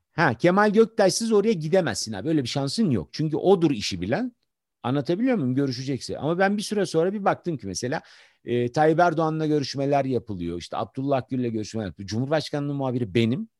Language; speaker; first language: Turkish; native; Turkish